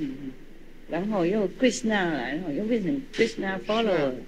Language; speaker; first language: Chinese; non-native, fluent; Vietnamese